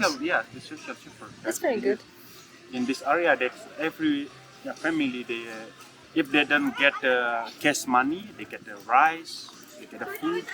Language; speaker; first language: English; non-native, learner; Indonesian